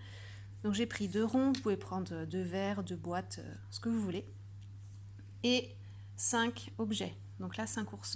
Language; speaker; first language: French; native; French